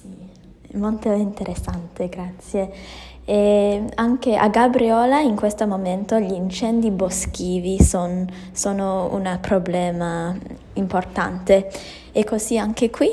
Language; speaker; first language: Italian; non-native, learner; English